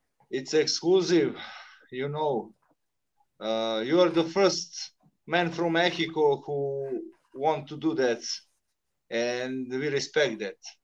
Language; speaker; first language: English; non-native, learner; Serbian